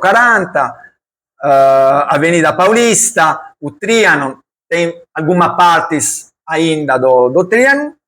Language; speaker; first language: Portuguese; non-native, learner; Italian